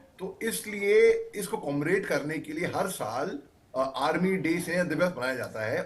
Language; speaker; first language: Hindi; native; Hindi